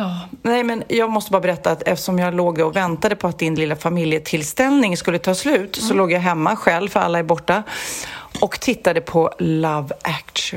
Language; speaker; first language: Swedish; native; Swedish